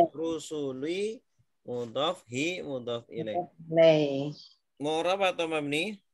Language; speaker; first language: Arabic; non-native, fluent; Indonesian